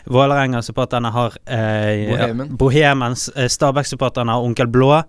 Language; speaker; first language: Norwegian; native; Norwegian